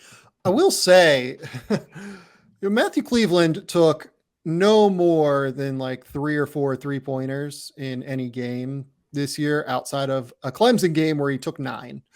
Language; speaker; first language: English; native; English